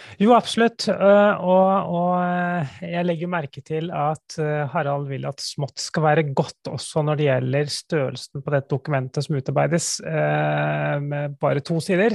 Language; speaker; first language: Norwegian; native; Norwegian